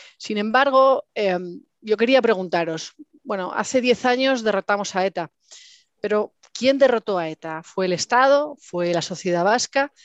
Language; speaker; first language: Spanish; native; Spanish